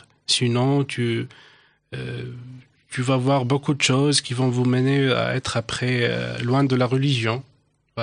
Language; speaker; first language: French; non-native, local second language; Arabic